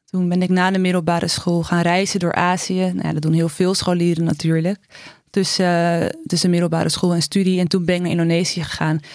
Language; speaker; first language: Dutch; native; Dutch